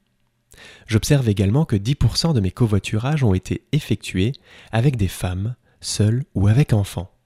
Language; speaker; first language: French; native; French